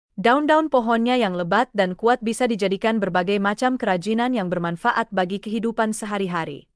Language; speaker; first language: Indonesian; native; Indonesian